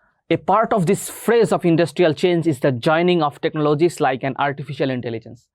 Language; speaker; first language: English; non-native, local second language; Bangla